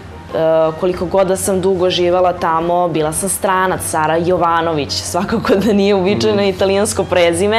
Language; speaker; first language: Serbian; early bilingual, heritage; Serbian